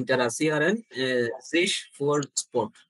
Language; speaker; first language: German; non-native, learner; Bangla